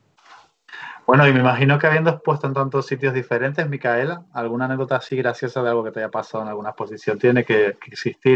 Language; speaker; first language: Spanish; native; Spanish